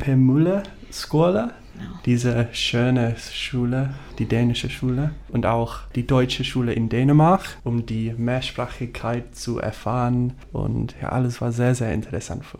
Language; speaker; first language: German; non-native, fluent; English